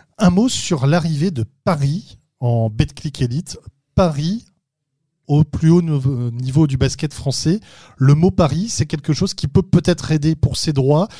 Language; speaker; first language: French; native; French